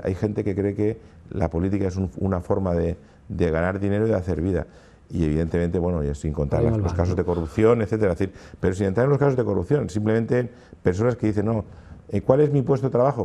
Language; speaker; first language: Spanish; native; Spanish